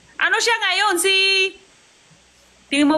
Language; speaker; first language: Filipino; non-native, learner; Chinese